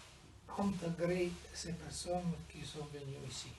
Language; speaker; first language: French; non-native, fluent; Italian